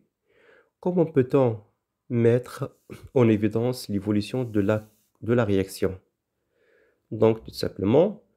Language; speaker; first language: French; non-native, local second language; Arabic